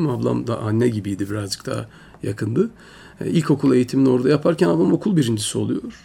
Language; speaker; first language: Turkish; early bilingual, heritage; Turkish